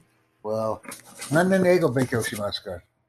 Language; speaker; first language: Japanese; non-native, learner; English